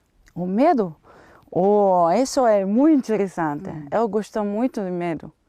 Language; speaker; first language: Portuguese; non-native, learner; Macedonian